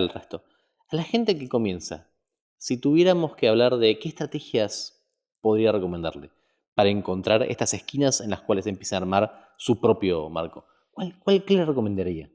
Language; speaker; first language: Spanish; native; Spanish